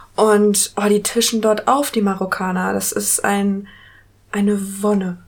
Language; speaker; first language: German; native; German